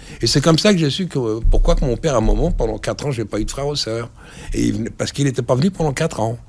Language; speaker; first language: French; early bilingual, other home language; Arabic